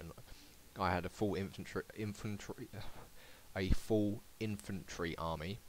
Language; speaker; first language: English; native; English